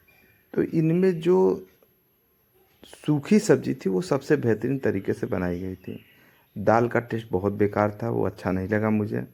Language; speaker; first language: Hindi; native; Hindi